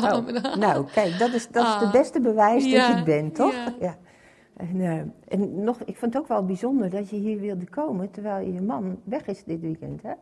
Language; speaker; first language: Dutch; native; Dutch